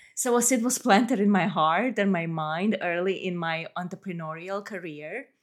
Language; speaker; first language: English; non-native, fluent; Romanian